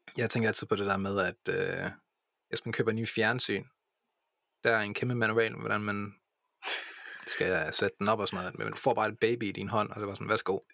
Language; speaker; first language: Danish; early bilingual, other home language; English